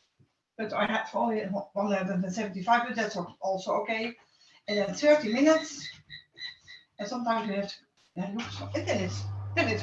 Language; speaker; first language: English; non-native, learner; Dutch